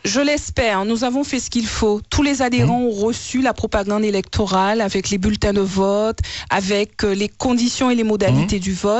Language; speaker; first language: French; native; French